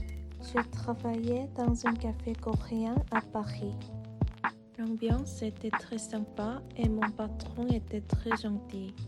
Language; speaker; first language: French; non-native, learner; Korean